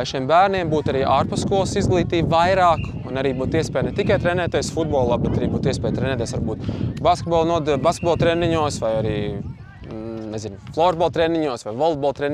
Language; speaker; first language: Latvian; native; Latvian